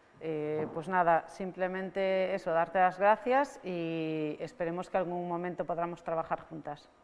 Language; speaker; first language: Spanish; native; Spanish